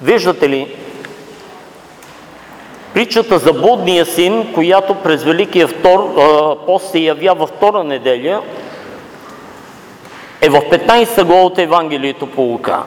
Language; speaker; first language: Bulgarian; native; Bulgarian